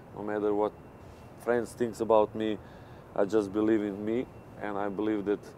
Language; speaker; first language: English; non-native, fluent; Serbian